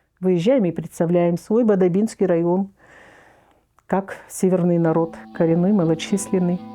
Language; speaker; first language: Russian; native; Russian